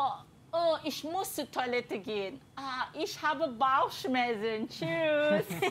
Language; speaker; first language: German; non-native, learner; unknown